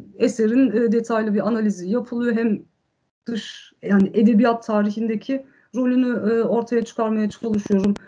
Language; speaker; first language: Turkish; early bilingual, heritage; Turkish